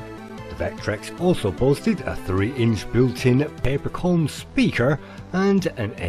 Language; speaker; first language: English; native; English